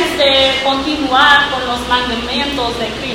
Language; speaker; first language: Spanish; non-native, learner; English